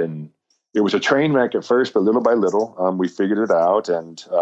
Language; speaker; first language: English; native; English